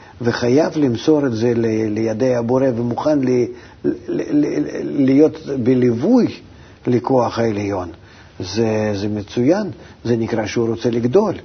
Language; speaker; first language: Hebrew; non-native, fluent; Russian